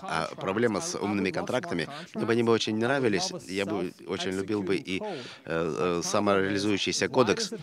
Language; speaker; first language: Russian; native; Russian